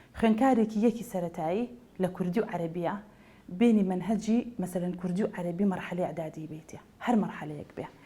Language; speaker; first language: Central Kurdish; native; Central Kurdish